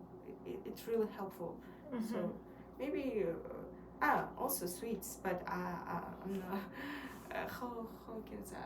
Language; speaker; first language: English; non-native, learner; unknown